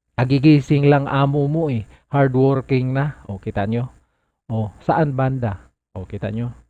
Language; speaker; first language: Filipino; non-native, local second language; Cebuano